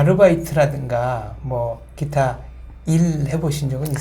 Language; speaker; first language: Korean; native; Korean